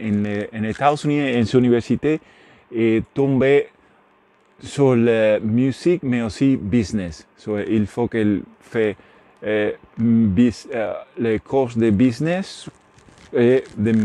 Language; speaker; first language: French; non-native, learner; Spanish